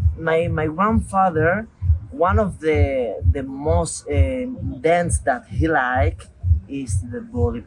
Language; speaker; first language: English; non-native, local second language; Spanish